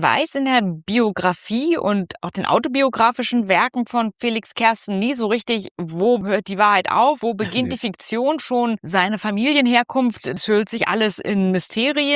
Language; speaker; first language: German; native; German